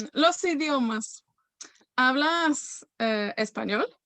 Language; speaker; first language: Spanish; non-native, fluent; Welsh